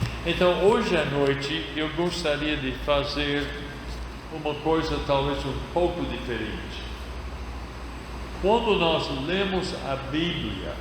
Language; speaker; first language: Portuguese; non-native, fluent; English